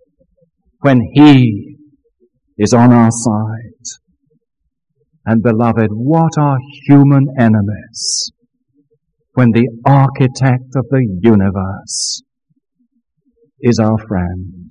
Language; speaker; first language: English; native; English